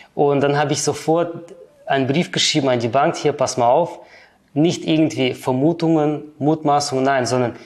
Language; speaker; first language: German; non-native, fluent; Russian